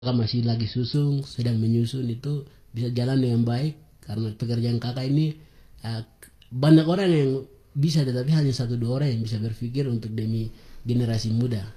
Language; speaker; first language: Indonesian; non-native, local second language; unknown